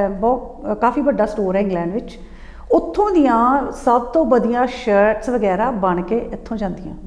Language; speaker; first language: Punjabi; early bilingual, heritage; Punjabi